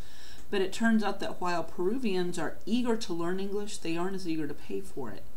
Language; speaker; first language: English; native; English